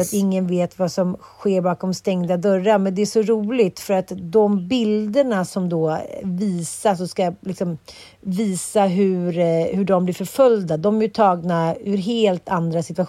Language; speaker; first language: Swedish; native; Swedish